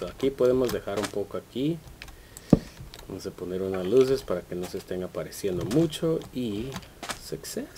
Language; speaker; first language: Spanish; early bilingual, heritage; Spanish